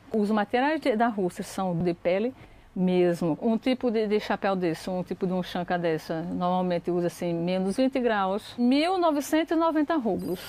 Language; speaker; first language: Portuguese; native; Portuguese